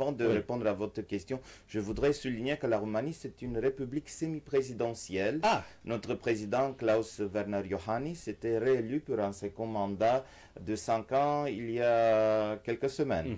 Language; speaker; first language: French; non-native, fluent; Romanian